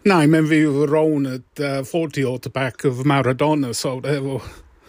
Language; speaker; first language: Swedish; non-native, fluent; English